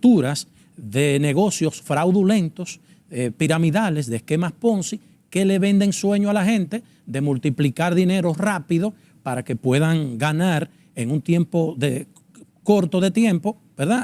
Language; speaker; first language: Spanish; native; Spanish